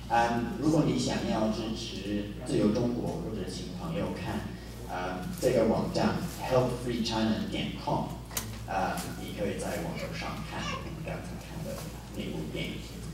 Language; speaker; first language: Chinese; non-native, fluent; English